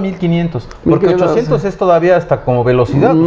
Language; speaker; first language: Spanish; native; Spanish